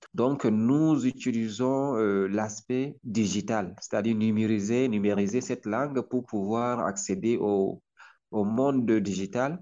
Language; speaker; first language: French; non-native, local second language; Hausa